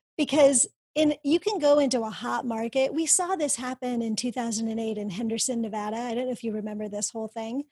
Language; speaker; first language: English; early bilingual, other home language; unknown